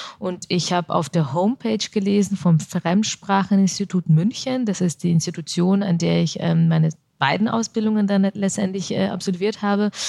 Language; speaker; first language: German; early bilingual, other home language; Russian